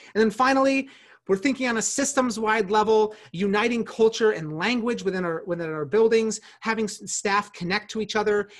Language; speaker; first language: English; native; English